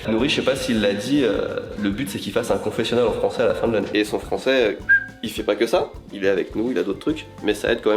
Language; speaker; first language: French; native; French